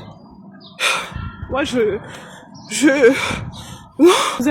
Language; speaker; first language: French; non-native, local second language; Haitian Creole